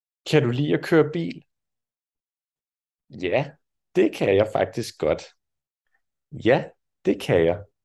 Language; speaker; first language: Danish; non-native, fluent; French